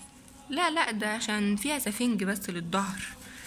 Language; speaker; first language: Arabic; native; Arabic